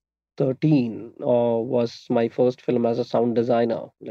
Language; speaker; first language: English; non-native, local second language; Malayalam